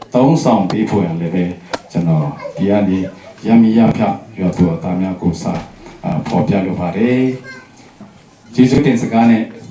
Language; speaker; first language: Burmese; non-native, local second language; Tedim Chin